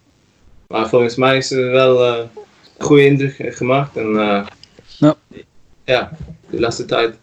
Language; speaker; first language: Dutch; non-native, fluent; Norwegian